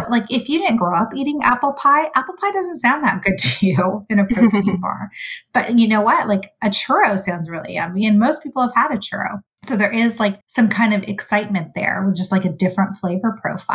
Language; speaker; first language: English; early bilingual, other home language; Arabic